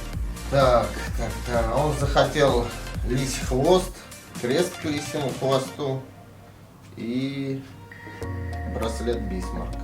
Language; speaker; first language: Russian; native; Russian